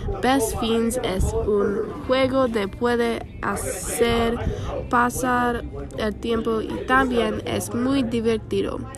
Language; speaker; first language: Spanish; non-native, learner; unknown